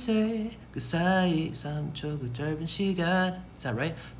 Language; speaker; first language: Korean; non-native, fluent; English